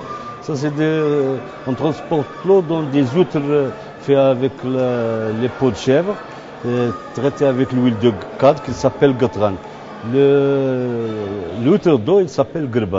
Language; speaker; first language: French; non-native, local second language; Arabic